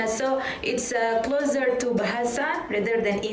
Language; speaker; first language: English; non-native, learner; Indonesian